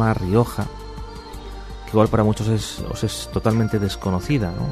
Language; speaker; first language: Spanish; native; Spanish